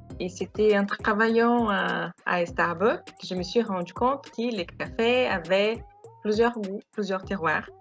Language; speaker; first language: French; non-native, fluent; Portuguese